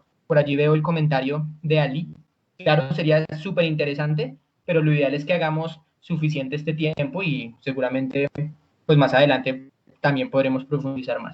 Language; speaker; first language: Spanish; native; Spanish